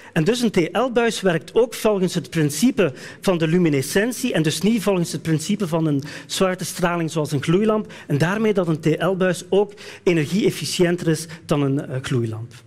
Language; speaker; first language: Dutch; native; Dutch